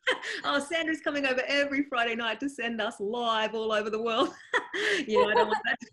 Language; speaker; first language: English; native; English